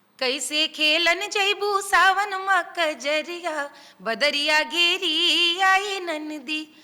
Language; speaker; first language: Hindi; native; Hindi